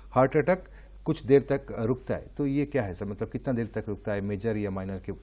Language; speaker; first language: Hindi; non-native, local second language; Bangla